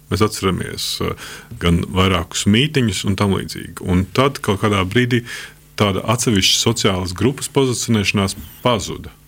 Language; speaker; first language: Latvian; native; Latvian